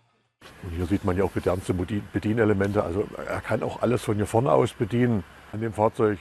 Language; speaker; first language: German; native; German